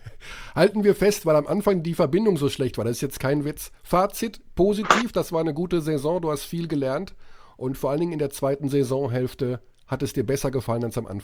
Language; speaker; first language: German; native; German